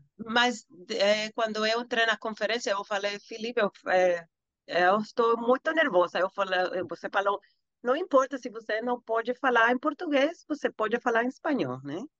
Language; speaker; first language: Portuguese; non-native, learner; Spanish